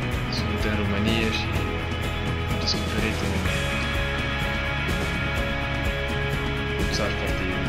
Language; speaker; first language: Romanian; non-native, learner; French